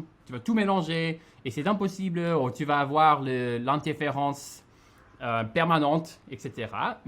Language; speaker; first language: French; non-native, fluent; English